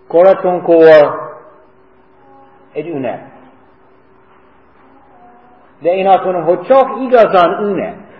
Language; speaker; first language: Hungarian; non-native, fluent; English